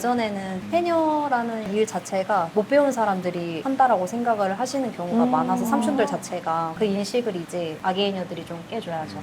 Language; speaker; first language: Korean; native; Korean